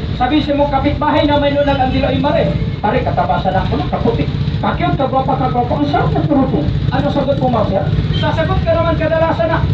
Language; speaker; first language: Filipino; non-native, local second language; Cebuano